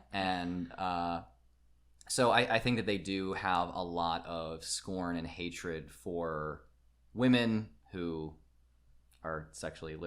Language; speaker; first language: English; native; English